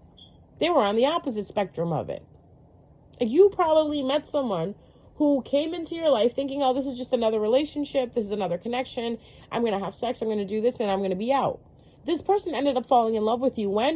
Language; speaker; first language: English; native; English